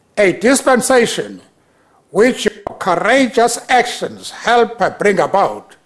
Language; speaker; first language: English; non-native, local second language; Xhosa